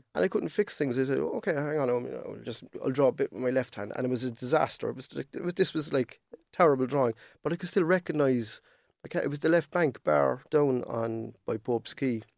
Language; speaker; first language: English; native; English